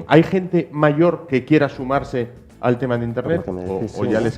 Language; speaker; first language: Spanish; native; Spanish